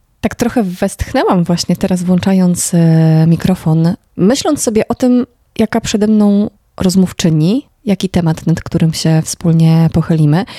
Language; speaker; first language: Polish; native; Polish